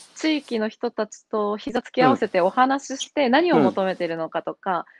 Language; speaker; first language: Japanese; native; Japanese